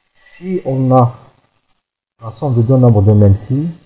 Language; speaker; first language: French; non-native, local second language; Arabic